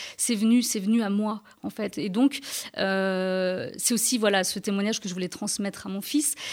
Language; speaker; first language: French; early bilingual, other home language; Turkish